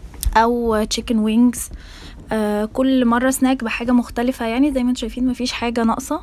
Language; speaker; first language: Arabic; native; Arabic